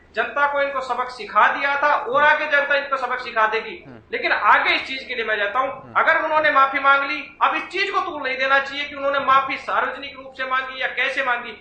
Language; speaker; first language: Hindi; native; Hindi